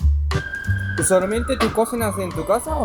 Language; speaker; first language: Spanish; non-native, learner; Japanese